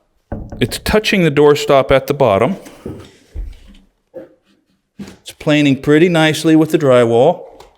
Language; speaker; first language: English; native; English